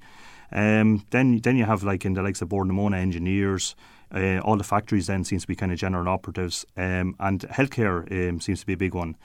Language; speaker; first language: English; native; English